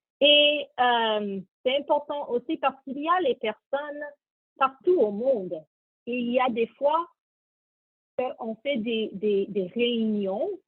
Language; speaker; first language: French; non-native, learner; English